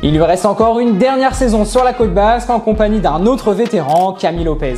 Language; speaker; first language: French; native; French